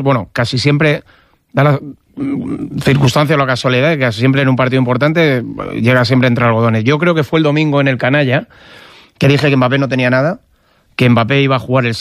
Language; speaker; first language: Spanish; native; Spanish